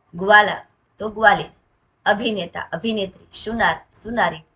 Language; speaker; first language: Hindi; non-native, local second language; Gujarati